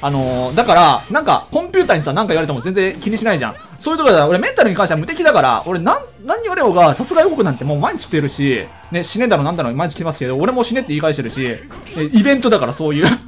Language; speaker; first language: Japanese; native; Japanese